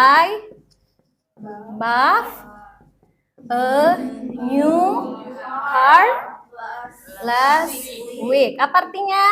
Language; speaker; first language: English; non-native, fluent; Indonesian